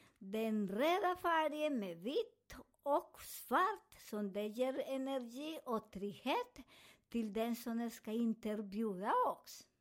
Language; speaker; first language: Swedish; non-native, learner; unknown